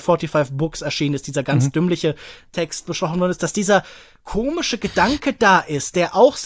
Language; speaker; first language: German; native; German